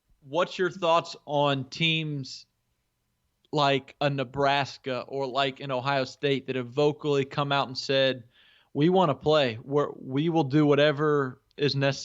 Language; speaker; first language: English; native; English